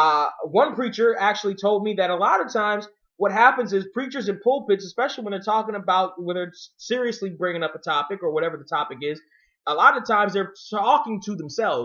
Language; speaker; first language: English; native; English